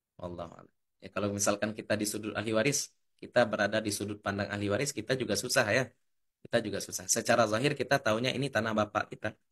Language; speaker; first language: Indonesian; native; Indonesian